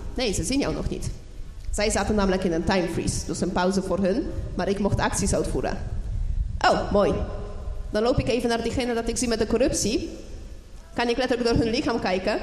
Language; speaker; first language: Dutch; non-native, fluent; Polish